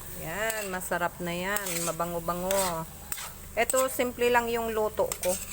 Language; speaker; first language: Filipino; non-native, local second language; Masbatenyo